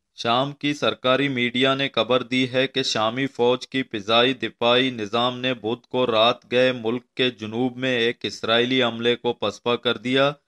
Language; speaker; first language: Urdu; non-native, local second language; Baluchi